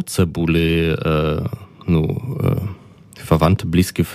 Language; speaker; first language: Ukrainian; early bilingual, heritage; German